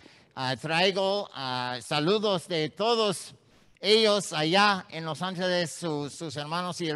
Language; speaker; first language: Spanish; non-native, learner; English